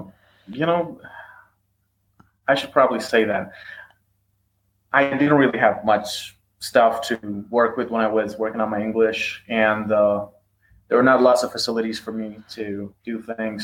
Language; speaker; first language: English; non-native, fluent; Persian